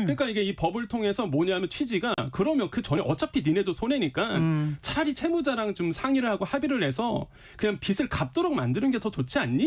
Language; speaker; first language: Korean; native; Korean